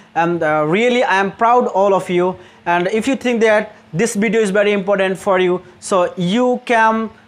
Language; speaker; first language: English; non-native, local second language; Bangla